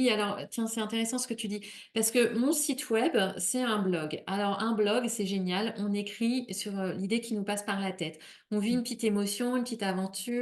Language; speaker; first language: French; native; French